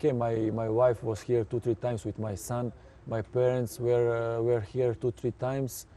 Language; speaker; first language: English; non-native, fluent; Serbian